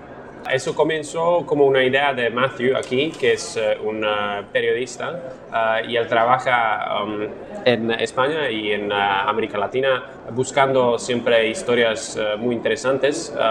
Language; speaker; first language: Spanish; non-native, fluent; Slovak